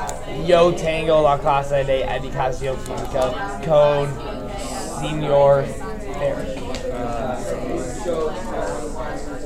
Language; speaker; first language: Spanish; non-native, learner; English